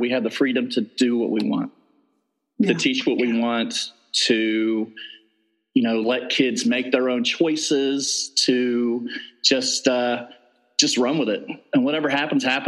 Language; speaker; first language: English; native; English